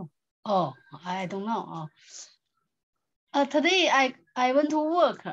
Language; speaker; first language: English; non-native, learner; Chinese